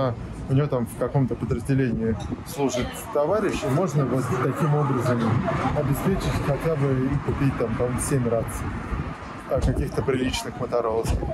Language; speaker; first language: Russian; native; Russian